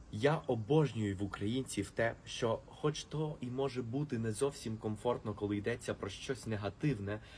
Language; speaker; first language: Ukrainian; early bilingual, heritage; Spanish